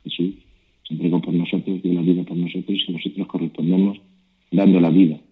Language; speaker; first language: Spanish; native; Spanish